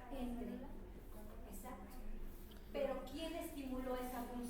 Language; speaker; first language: Spanish; native; Spanish